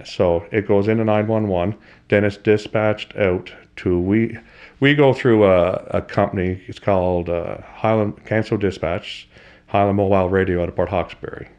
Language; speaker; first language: English; native; English